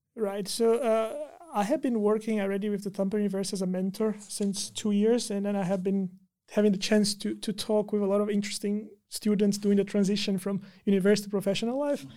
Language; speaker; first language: English; non-native, fluent; Portuguese